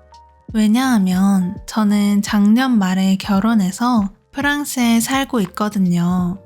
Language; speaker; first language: Korean; native; Korean